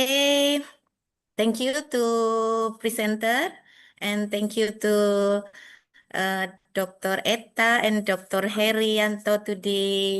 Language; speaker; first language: English; non-native, fluent; Indonesian